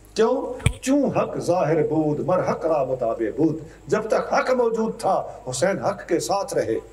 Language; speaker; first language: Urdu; non-native, local second language; Punjabi